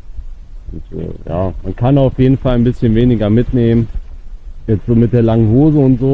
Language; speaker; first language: German; native; German